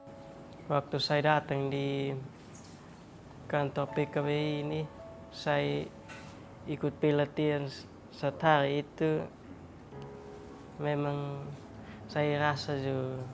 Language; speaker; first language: Indonesian; non-native, local second language; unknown